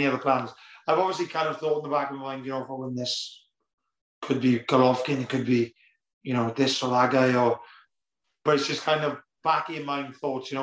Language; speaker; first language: English; native; English